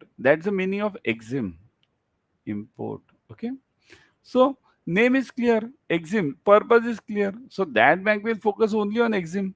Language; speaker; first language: English; non-native, local second language; Hindi